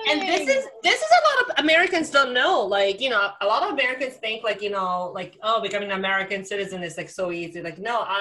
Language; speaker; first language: English; non-native, fluent; Japanese